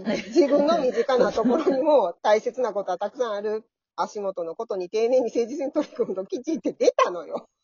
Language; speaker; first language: Japanese; native; Japanese